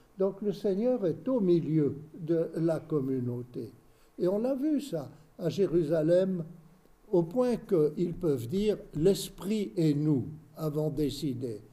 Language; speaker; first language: French; native; French